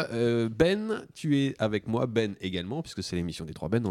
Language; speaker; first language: French; native; French